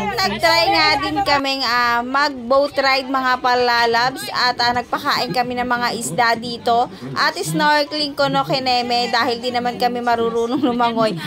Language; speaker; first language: Filipino; non-native, local second language; Cebuano